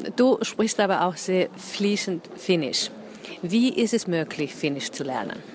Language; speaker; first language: German; non-native, fluent; Finnish